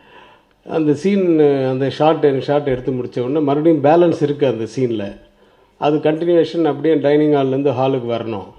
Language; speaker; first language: Tamil; native; Tamil